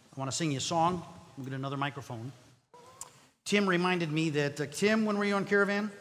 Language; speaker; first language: English; non-native, fluent; Spanish